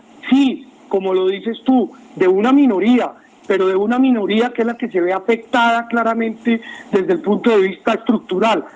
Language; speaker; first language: Spanish; native; Spanish